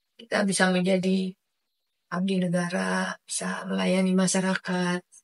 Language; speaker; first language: Indonesian; native; Indonesian